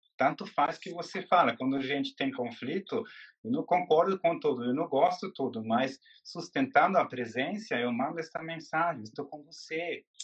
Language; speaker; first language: Portuguese; non-native, fluent; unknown